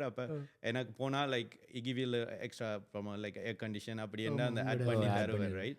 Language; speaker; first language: Tamil; early bilingual, other home language; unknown